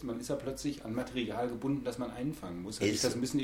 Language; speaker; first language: German; native; German